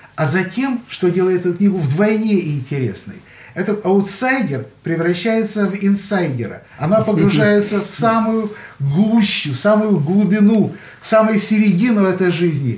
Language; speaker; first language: Russian; native; Russian